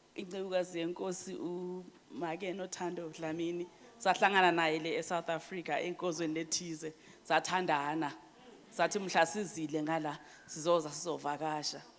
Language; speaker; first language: Zulu; non-native, local second language; Swati